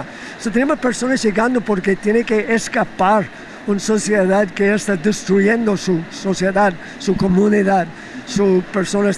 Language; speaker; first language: Spanish; non-native, fluent; English